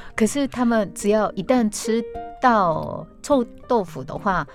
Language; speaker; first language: Chinese; non-native, fluent; Korean